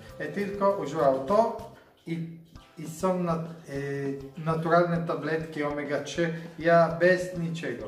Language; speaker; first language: Polish; non-native, learner; Italian